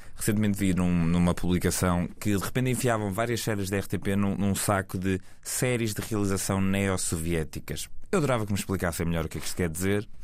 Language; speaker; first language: Portuguese; native; Portuguese